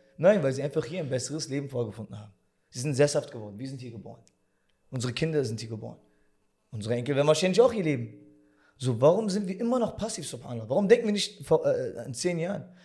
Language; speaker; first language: German; early bilingual, other home language; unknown